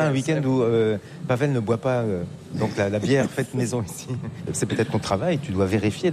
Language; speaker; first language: French; native; French